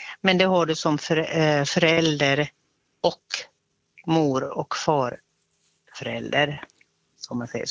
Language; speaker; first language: Swedish; native; Swedish